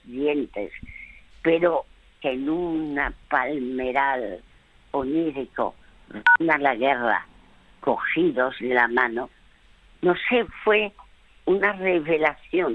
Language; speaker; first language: Spanish; early bilingual, other home language; French